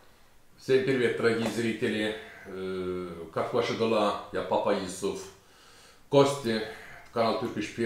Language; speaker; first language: Russian; non-native, learner; Turkish